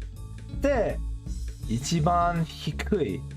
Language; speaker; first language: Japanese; non-native, learner; English